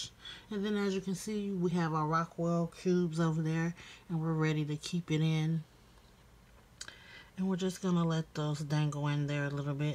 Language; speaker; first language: English; native; English